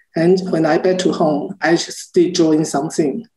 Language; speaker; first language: English; non-native, learner; Chinese